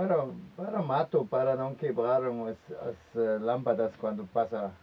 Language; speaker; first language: Portuguese; non-native, fluent; German